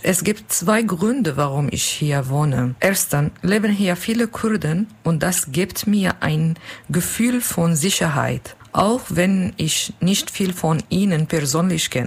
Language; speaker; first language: German; non-native, learner; Kurdish